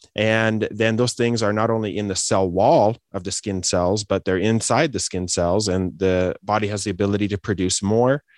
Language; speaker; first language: English; native; English